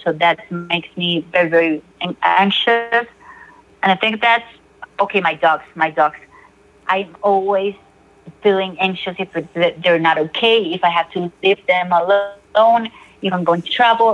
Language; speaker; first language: English; non-native, fluent; Spanish